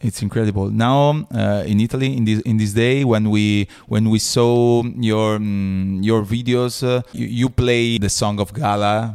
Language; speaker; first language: English; non-native, learner; Italian